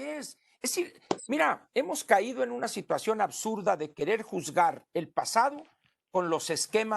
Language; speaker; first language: Spanish; native; Spanish